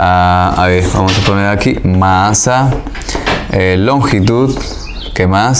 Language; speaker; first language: Spanish; native; Spanish